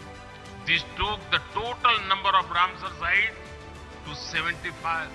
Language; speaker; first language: English; non-native, local second language; Hindi